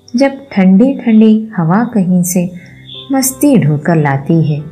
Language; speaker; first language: Hindi; non-native, local second language; Malayalam